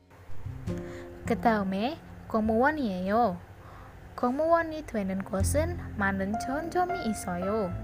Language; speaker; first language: Korean; non-native, learner; Indonesian